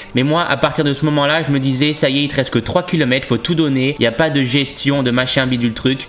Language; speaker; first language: French; native; French